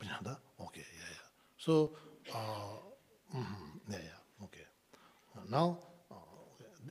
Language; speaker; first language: Russian; non-native, learner; Tibetan